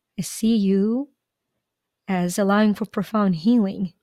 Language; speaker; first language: English; non-native, fluent; Ukrainian